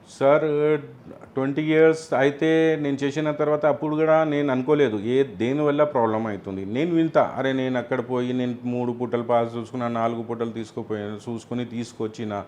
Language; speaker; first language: Telugu; non-native, local second language; Urdu